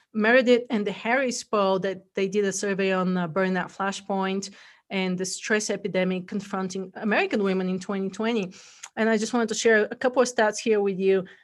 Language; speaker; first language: English; non-native, fluent; Bulgarian